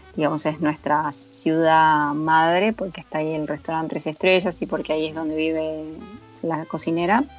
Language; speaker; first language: Spanish; native; Spanish